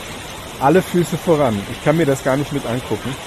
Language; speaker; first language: German; native; German